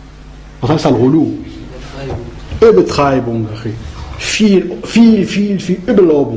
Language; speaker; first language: German; non-native, fluent; Arabic